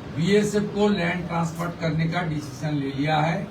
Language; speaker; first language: Hindi; non-native, local second language; Bangla